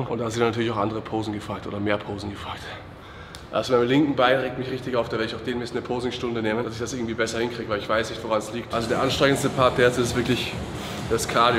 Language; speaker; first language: German; native; German